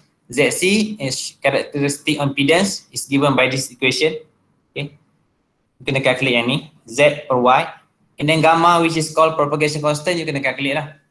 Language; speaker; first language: English; non-native, local second language; Malay